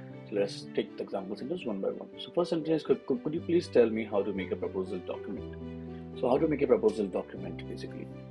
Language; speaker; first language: English; non-native, local second language; Hindi